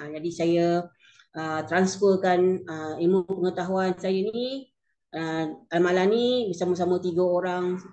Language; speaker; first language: Malay; native; Malay